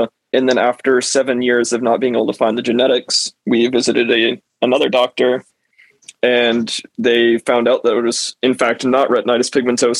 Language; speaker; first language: English; native; English